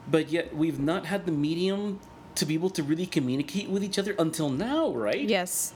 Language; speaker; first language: English; non-native, fluent; Spanish